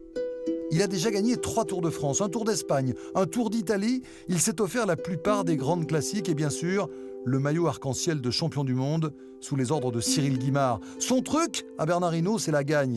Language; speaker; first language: French; native; French